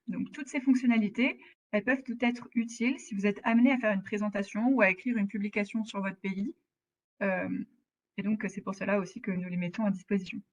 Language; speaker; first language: French; native; French